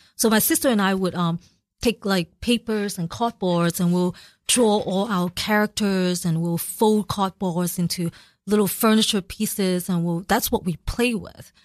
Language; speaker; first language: English; early bilingual, other home language; Cantonese